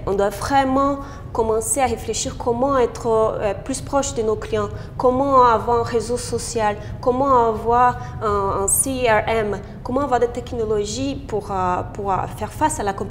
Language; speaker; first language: French; non-native, fluent; Portuguese